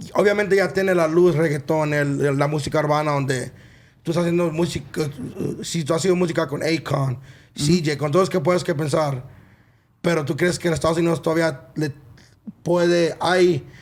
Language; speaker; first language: Spanish; early bilingual, other home language; English